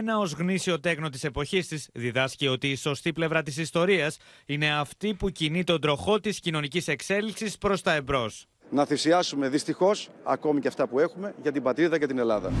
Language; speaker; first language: Greek; native; Greek